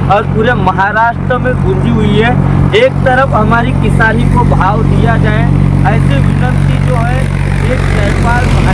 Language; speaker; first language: Hindi; non-native, local second language; Marathi